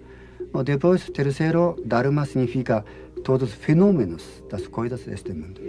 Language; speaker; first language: Portuguese; non-native, learner; Japanese